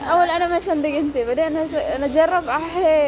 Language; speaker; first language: Arabic; non-native, learner; Indonesian